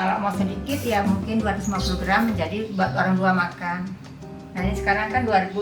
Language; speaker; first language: Indonesian; native; Indonesian